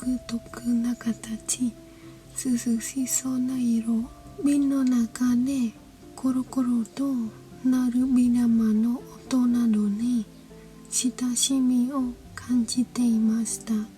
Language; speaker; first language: Japanese; non-native, learner; Khmer